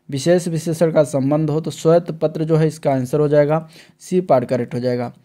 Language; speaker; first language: Hindi; native; Hindi